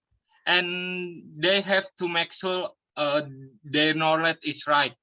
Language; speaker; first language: English; non-native, learner; Indonesian